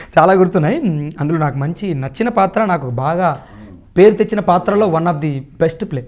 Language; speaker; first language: Telugu; native; Telugu